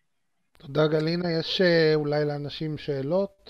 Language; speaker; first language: Hebrew; native; Hebrew